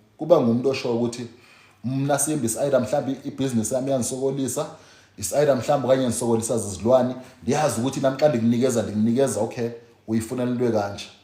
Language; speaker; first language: Zulu; native; Zulu